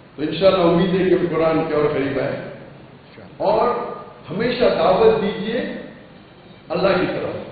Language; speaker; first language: Urdu; non-native, local second language; Konkani